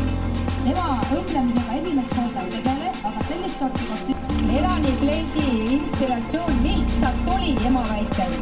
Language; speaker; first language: Estonian; native; Estonian